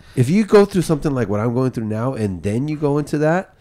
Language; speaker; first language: English; early bilingual, other home language; Spanish